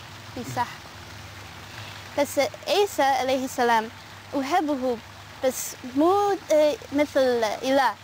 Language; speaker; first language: Arabic; non-native, learner; English